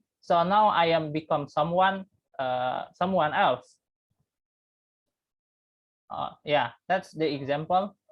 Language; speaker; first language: English; non-native, learner; Indonesian